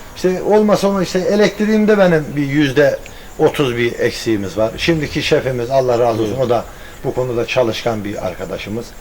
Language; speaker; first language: Turkish; native; Turkish